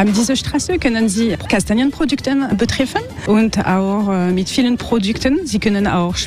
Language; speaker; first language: German; non-native, learner; French